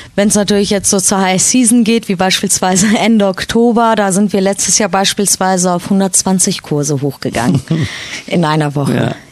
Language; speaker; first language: German; native; German